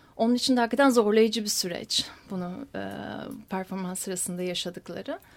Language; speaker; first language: Turkish; native; Turkish